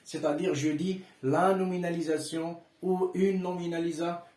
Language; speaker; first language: French; non-native, local second language; Arabic